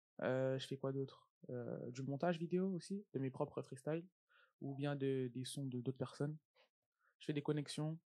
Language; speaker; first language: French; native; French